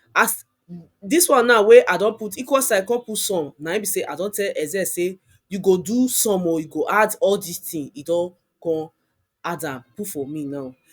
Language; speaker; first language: Nigerian Pidgin; non-native, local second language; Yoruba